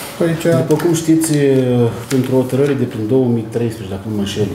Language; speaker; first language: Romanian; native; Romanian